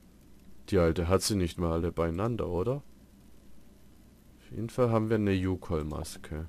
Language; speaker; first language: German; native; German